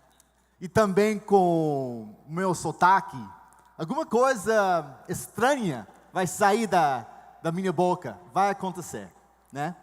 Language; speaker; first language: Portuguese; non-native, fluent; English